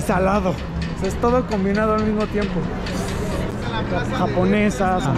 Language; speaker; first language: Spanish; native; Spanish